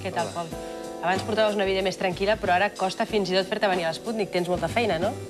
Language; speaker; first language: Catalan; native; Catalan